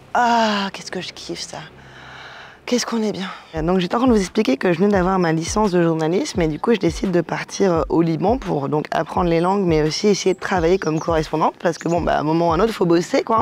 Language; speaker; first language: French; native; French